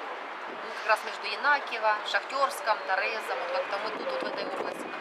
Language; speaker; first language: Russian; native; Russian